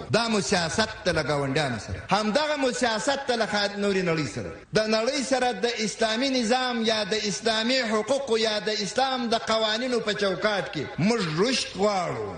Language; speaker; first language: Pashto; native; Pashto